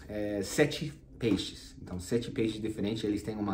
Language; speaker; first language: Portuguese; non-native, fluent; English